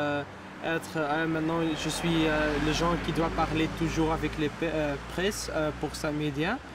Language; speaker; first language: French; non-native, learner; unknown